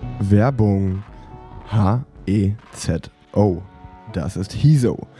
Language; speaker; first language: German; native; German